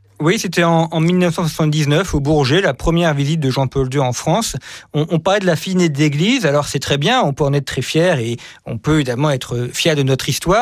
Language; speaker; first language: French; native; French